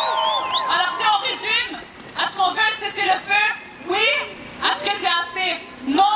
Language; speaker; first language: French; native; French